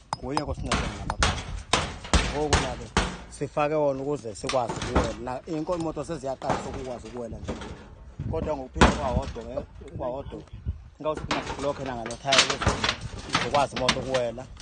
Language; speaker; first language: Zulu; non-native, local second language; Xhosa